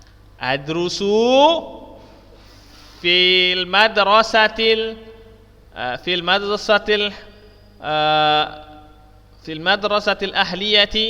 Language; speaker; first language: Arabic; non-native, fluent; Indonesian